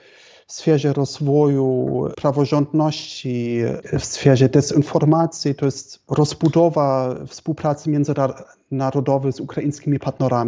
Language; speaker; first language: Polish; non-native, fluent; German